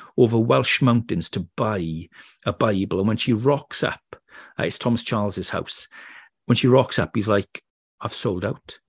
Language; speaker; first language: English; native; English